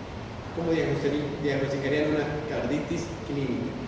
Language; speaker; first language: Spanish; native; Spanish